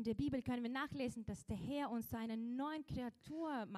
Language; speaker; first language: German; non-native, local second language; Russian